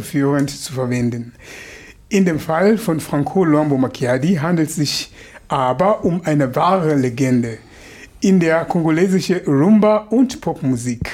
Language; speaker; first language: German; non-native, fluent; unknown